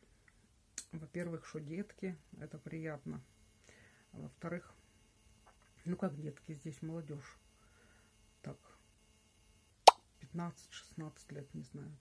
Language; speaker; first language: Russian; native; Russian